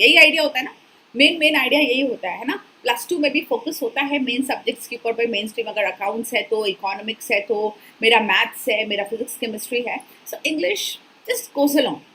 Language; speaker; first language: Hindi; native; Hindi